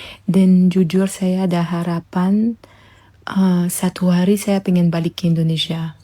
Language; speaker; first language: Indonesian; non-native, fluent; Maltese